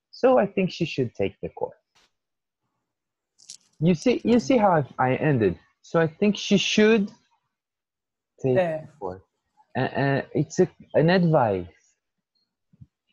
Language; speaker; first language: English; non-native, fluent; Portuguese